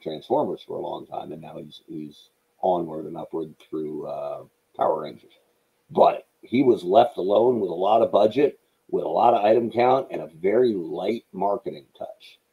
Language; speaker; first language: English; native; English